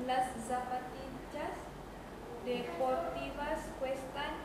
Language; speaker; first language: Spanish; non-native, learner; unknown